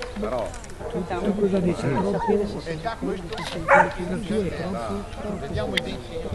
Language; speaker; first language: Italian; non-native, learner; Hungarian